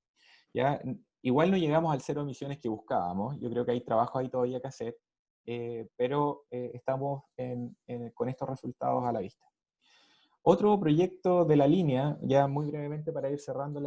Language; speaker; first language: Spanish; native; Spanish